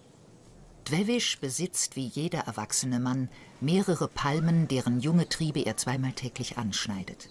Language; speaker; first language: German; native; German